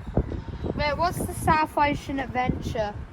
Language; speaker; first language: English; native; English